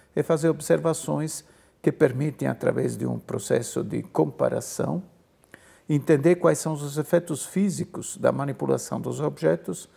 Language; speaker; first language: Portuguese; non-native, fluent; Italian